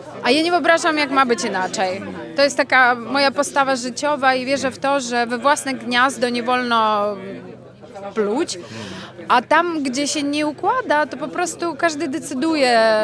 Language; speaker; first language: Polish; non-native, fluent; Ukrainian